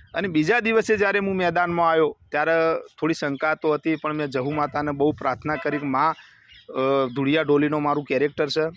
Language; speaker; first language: Gujarati; native; Gujarati